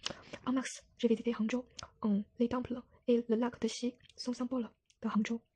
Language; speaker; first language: French; non-native, learner; Chinese